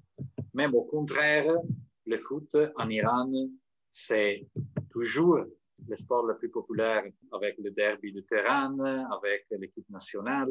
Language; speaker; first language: French; non-native, fluent; Italian